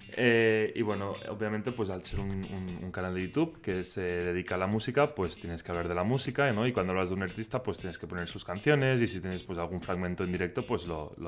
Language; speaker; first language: Spanish; non-native, local second language; Catalan